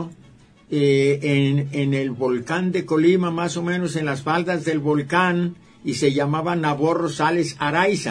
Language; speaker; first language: Spanish; native; Spanish